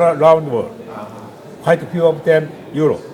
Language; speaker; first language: English; non-native, learner; Korean